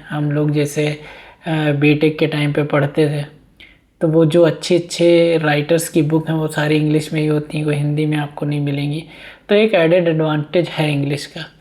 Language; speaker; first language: Hindi; native; Hindi